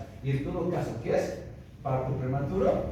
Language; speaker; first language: Spanish; native; Spanish